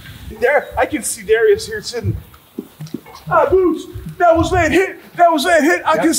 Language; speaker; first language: English; non-native, fluent; German